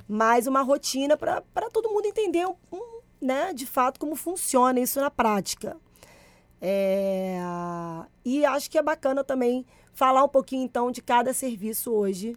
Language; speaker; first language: Portuguese; early bilingual, other home language; Spanish